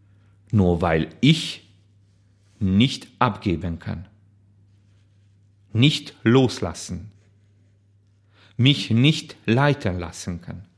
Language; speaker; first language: German; non-native, fluent; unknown